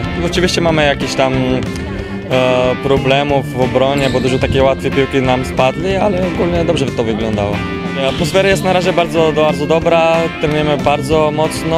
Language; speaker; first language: Polish; non-native, fluent; Bulgarian